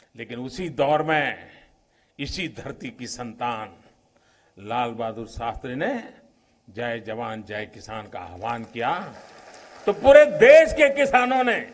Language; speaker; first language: Hindi; non-native, local second language; Gujarati